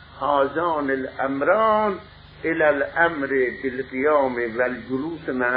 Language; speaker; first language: Arabic; non-native, fluent; Persian